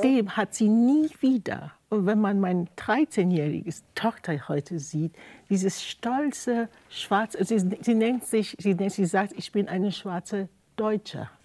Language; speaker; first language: German; non-native, fluent; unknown